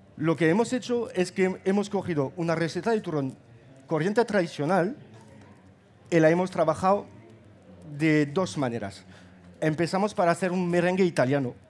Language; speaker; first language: Spanish; non-native, fluent; German